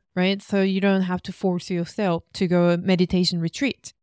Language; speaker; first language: English; non-native, fluent; Korean